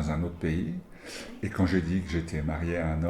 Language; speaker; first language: French; native; French